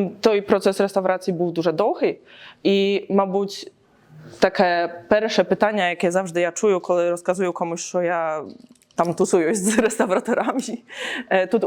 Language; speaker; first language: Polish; non-native, learner; Ukrainian